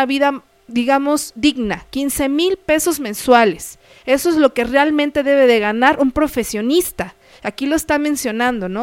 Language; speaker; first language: Spanish; native; Spanish